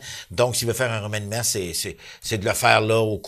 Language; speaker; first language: French; native; French